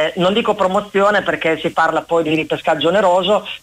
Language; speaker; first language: Italian; native; Italian